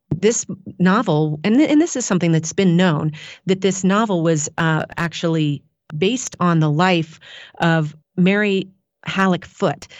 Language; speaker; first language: English; native; English